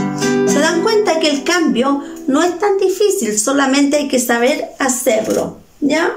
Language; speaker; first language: Spanish; native; Spanish